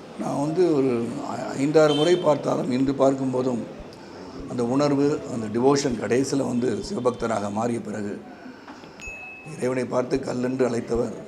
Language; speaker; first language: Tamil; native; Tamil